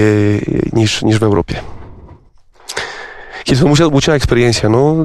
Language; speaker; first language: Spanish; non-native, fluent; Polish